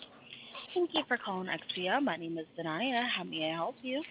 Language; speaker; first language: English; native; English